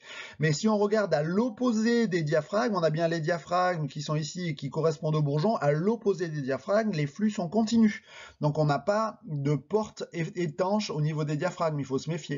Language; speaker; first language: French; native; French